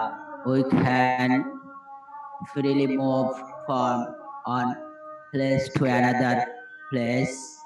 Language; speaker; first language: English; non-native, learner; Bangla